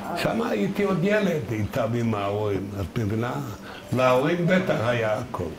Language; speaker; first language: Hebrew; non-native, fluent; Yiddish